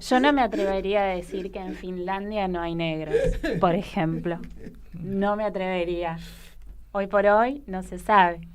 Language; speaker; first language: Spanish; native; Spanish